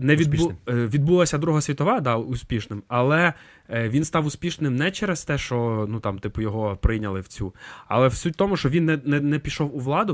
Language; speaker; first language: Ukrainian; native; Ukrainian